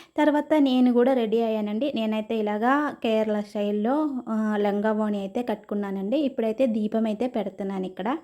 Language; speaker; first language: Telugu; non-native, fluent; Malayalam